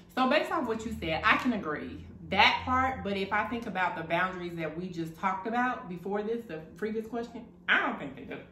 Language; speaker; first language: English; native; English